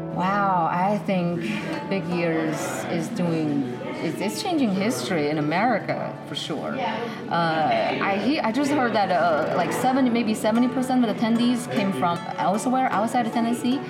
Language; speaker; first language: English; non-native, fluent; Chinese